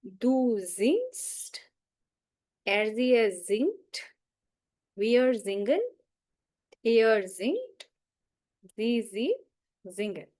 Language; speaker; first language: German; non-native, fluent; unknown